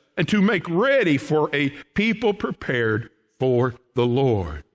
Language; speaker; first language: English; native; English